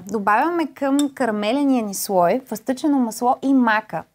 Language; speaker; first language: Bulgarian; native; Bulgarian